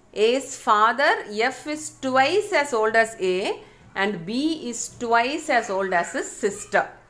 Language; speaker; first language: English; non-native, local second language; Tamil